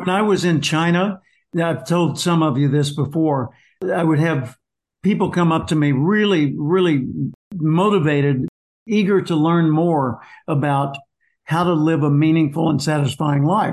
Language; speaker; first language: English; native; English